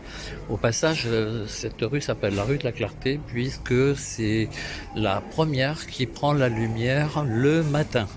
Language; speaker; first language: French; native; French